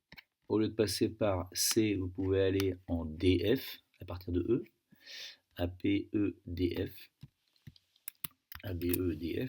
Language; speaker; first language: French; native; French